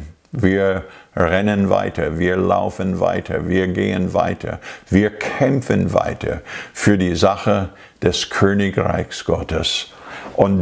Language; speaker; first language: German; non-native, fluent; English